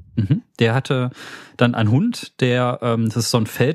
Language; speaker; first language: German; native; German